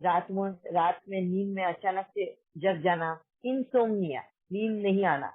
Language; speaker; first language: Hindi; native; Hindi